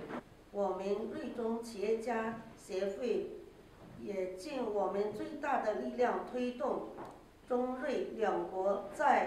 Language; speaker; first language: Chinese; native; Chinese